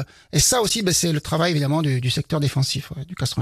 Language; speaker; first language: French; native; French